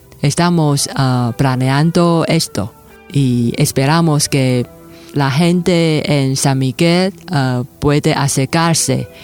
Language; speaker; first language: Spanish; non-native, fluent; Chinese